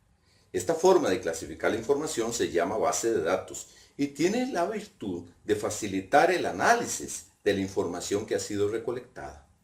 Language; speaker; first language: Spanish; native; Spanish